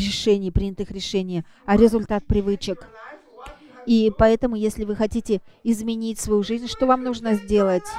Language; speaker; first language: Russian; non-native, fluent; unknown